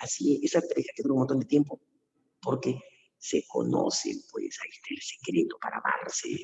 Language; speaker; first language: Spanish; native; Spanish